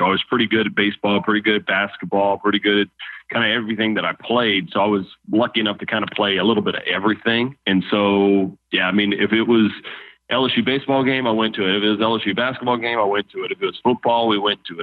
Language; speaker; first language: English; native; English